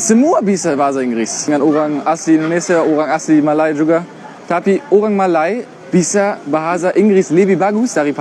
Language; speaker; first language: Indonesian; non-native, learner; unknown